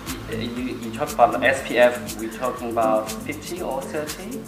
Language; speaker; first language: English; non-native, fluent; Chinese